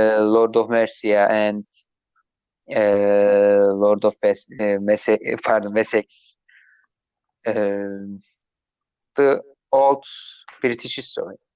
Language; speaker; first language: English; non-native, learner; Turkish